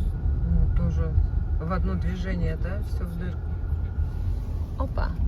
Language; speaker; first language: Russian; native; Russian